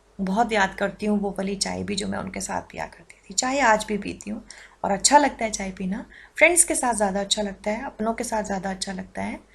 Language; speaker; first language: Hindi; native; Hindi